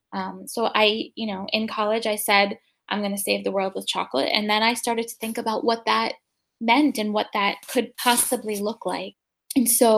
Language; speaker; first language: English; native; English